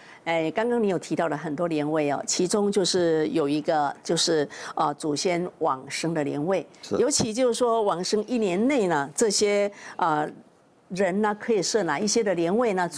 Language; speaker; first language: Chinese; native; Chinese